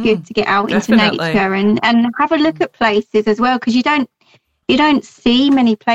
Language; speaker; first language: English; native; English